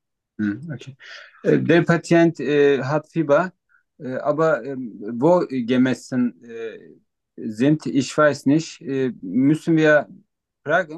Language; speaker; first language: German; non-native, learner; Turkish